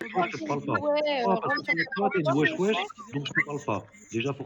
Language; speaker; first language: French; native; French